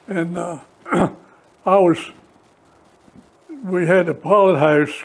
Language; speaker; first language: English; native; English